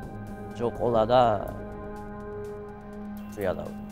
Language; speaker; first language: Georgian; non-native, fluent; Japanese